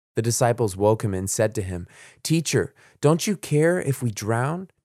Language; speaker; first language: English; native; English